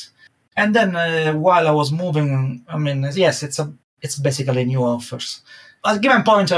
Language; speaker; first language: English; non-native, fluent; Italian